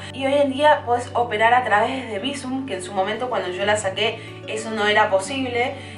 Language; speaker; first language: Spanish; native; Spanish